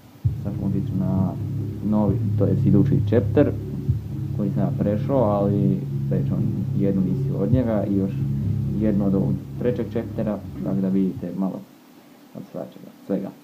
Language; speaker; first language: Serbian; native; Serbian